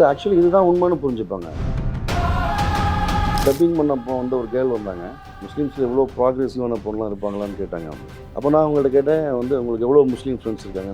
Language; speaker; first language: Tamil; native; Tamil